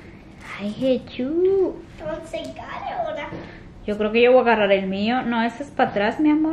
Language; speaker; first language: Spanish; native; Spanish